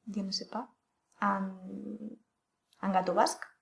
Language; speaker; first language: French; non-native, learner; Spanish